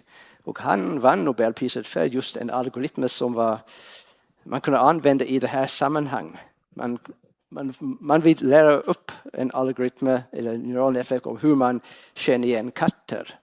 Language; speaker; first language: Swedish; non-native, fluent; English